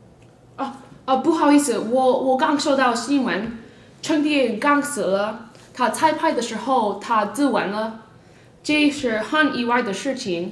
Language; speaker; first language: Chinese; non-native, learner; English